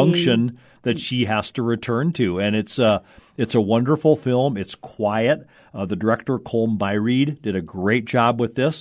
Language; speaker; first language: English; native; English